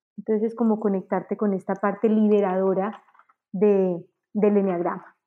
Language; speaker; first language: Spanish; native; Spanish